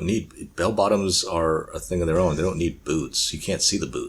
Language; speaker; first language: English; native; English